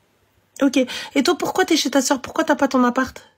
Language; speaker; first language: French; native; French